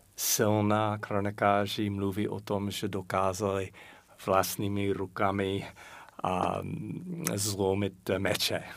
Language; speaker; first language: Czech; non-native, fluent; English